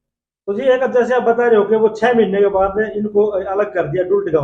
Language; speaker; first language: Hindi; native; Hindi